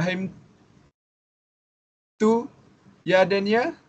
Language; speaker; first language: Arabic; non-native, fluent; Malay